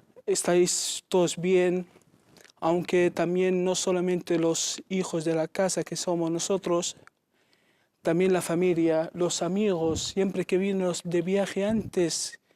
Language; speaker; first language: Spanish; non-native, learner; Arabic